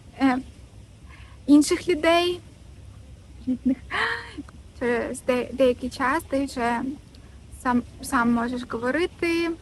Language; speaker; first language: Ukrainian; non-native, local second language; Russian